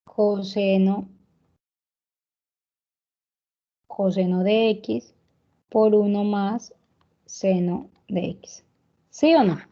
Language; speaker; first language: Spanish; native; Spanish